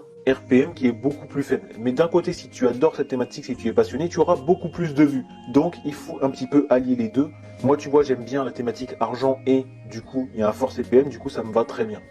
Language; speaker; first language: French; native; French